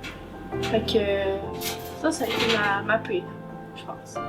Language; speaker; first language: French; native; French